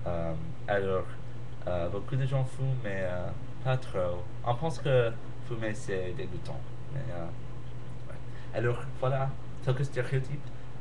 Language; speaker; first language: French; non-native, learner; English